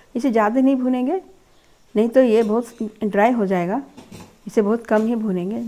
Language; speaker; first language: Hindi; native; Hindi